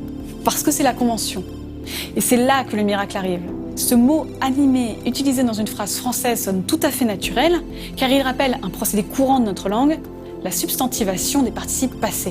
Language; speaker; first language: French; native; French